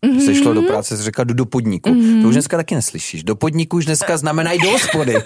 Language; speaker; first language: Czech; native; Czech